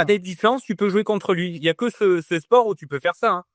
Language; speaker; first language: French; native; French